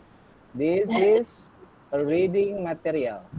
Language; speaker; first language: English; non-native, learner; Indonesian